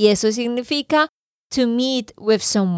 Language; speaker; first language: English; non-native, fluent; Spanish